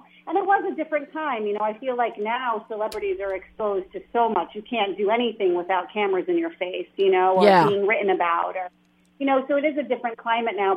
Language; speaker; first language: English; native; English